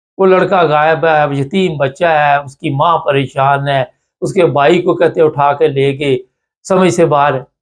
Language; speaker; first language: Urdu; non-native, local second language; Punjabi